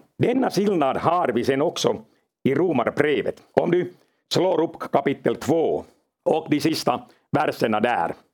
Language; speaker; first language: Swedish; non-native, local second language; Finnish